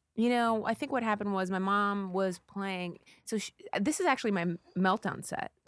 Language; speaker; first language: English; native; English